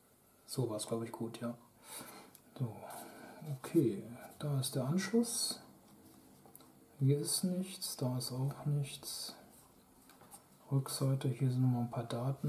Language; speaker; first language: German; native; German